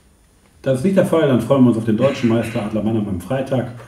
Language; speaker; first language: German; native; German